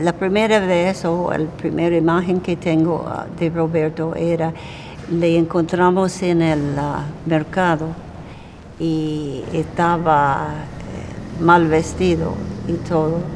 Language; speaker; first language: Spanish; non-native, fluent; English